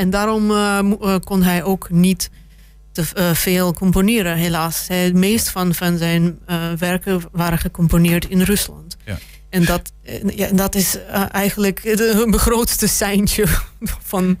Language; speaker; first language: Dutch; non-native, fluent; Russian